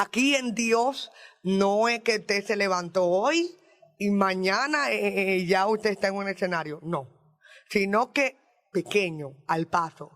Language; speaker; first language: Spanish; native; Spanish